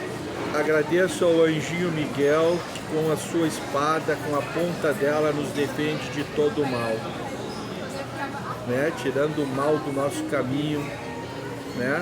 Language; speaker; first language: Portuguese; native; Portuguese